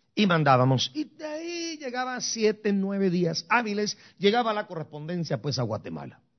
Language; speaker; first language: Spanish; native; Spanish